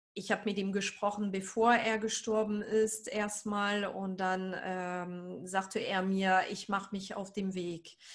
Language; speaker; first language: German; non-native, fluent; French